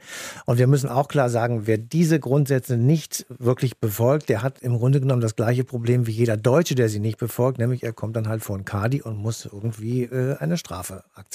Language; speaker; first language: German; native; German